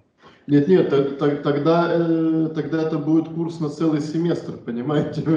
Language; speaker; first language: Russian; native; Russian